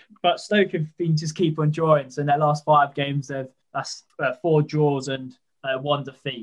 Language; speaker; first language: English; native; English